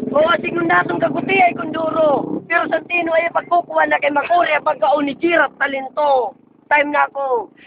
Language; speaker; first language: Filipino; non-native, local second language; Waray